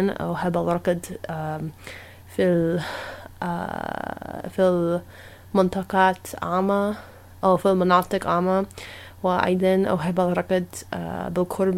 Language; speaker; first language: Arabic; non-native, learner; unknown